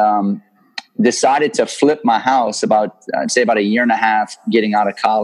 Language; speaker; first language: English; native; English